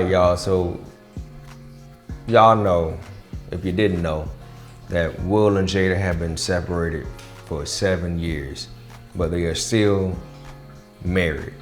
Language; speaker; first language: English; native; English